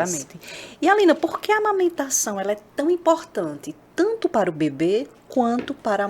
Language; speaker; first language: Portuguese; native; Portuguese